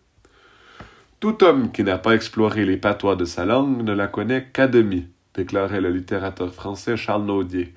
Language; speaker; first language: French; native; French